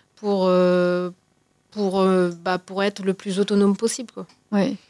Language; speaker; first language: French; native; French